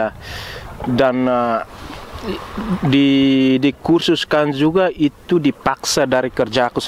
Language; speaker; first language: Indonesian; non-native, local second language; Tetum